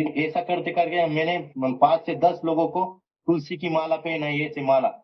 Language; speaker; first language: Hindi; non-native, local second language; Marathi